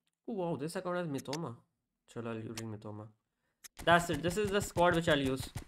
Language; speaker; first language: English; non-native, local second language; Hindi